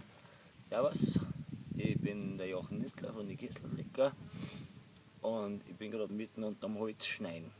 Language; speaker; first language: German; native; German